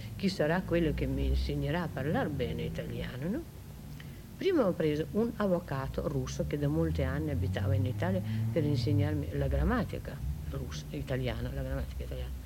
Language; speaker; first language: Italian; non-native, fluent; Russian